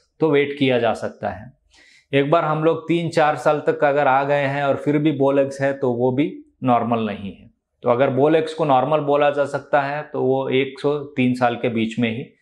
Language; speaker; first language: Hindi; non-native, local second language; Telugu